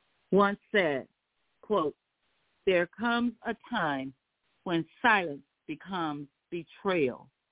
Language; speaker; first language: English; native; English